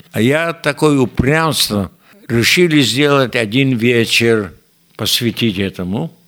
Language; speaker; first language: Russian; non-native, fluent; Yiddish